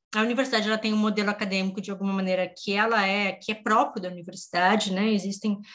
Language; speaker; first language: Portuguese; native; Portuguese